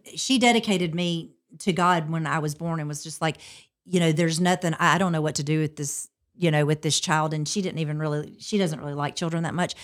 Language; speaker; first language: English; native; English